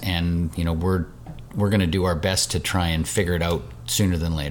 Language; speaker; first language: English; native; English